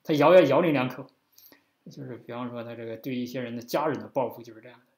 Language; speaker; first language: Chinese; native; Chinese